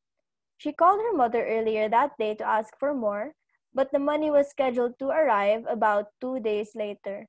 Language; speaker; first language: English; non-native, local second language; Cebuano